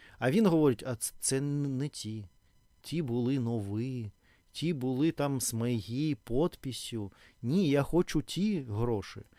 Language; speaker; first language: Ukrainian; non-native, learner; Russian